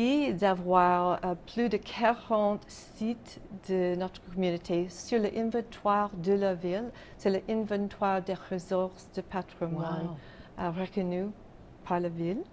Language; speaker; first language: French; non-native, local second language; English